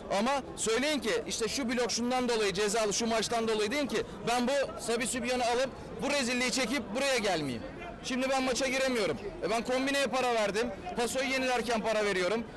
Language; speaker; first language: Turkish; native; Turkish